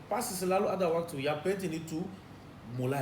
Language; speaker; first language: Indonesian; non-native, fluent; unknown